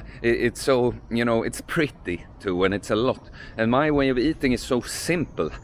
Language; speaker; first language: English; non-native, fluent; Swedish